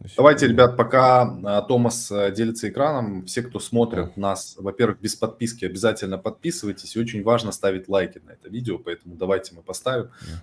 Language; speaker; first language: Russian; native; Russian